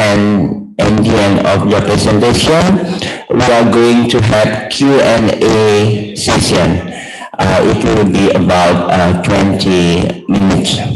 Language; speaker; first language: English; non-native, learner; Indonesian